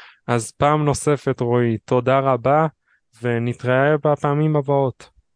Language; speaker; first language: Hebrew; native; Hebrew